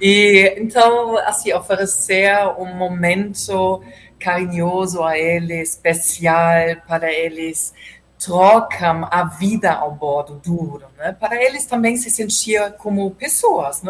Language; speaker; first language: Portuguese; non-native, fluent; German